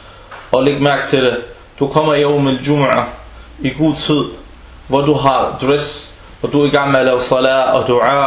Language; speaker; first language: Danish; non-native, fluent; Arabic